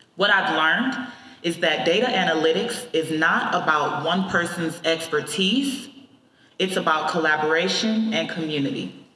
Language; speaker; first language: English; native; English